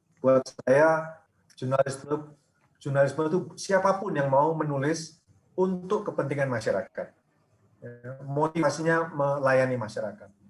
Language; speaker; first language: Indonesian; native; Indonesian